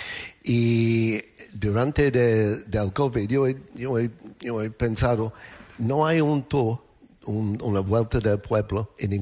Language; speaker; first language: Spanish; non-native, learner; English